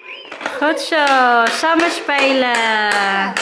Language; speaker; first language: Dutch; non-native, learner; Waray